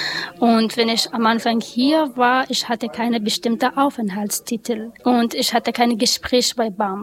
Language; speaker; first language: German; non-native, learner; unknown